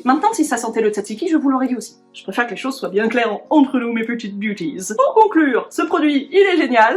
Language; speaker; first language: French; native; French